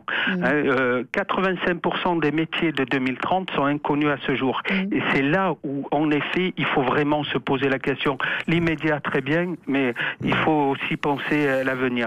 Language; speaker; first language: French; native; French